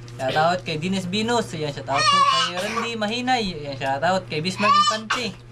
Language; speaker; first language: Filipino; non-native, local second language; Cebuano